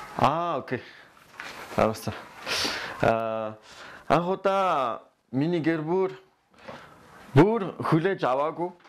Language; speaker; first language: Mongolian; non-native, learner; French